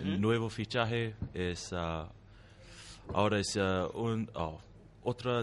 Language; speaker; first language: Spanish; non-native, learner; Tongan